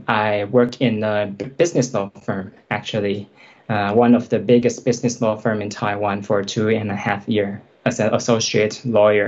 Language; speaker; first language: English; non-native, fluent; Chinese